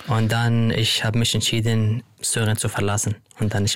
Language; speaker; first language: German; non-native, fluent; Arabic